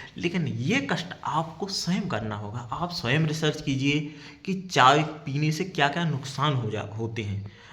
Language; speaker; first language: Hindi; native; Hindi